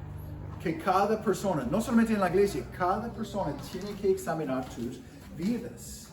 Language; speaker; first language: Spanish; non-native, fluent; English